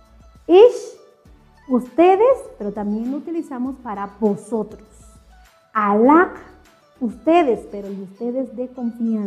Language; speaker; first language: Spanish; non-native, local second language; Kʼicheʼ